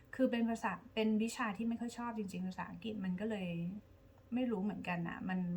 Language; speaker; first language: Thai; native; Thai